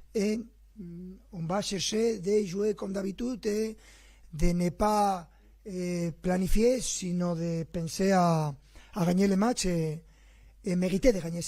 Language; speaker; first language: French; non-native, fluent; Spanish